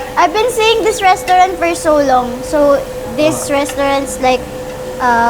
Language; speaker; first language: English; non-native, local second language; Filipino